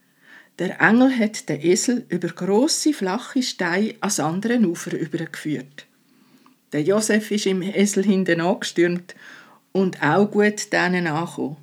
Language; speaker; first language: German; native; German